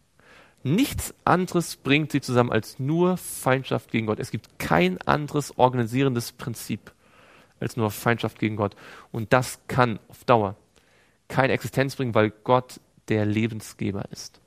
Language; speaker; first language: German; native; German